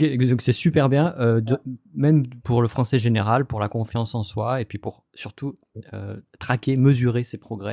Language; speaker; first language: French; native; French